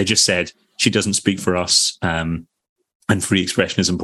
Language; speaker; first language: English; native; English